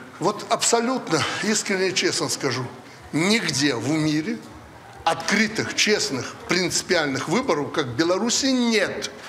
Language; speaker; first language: Russian; native; Russian